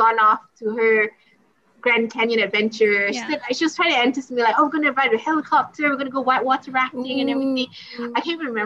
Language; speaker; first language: English; non-native, local second language; Malay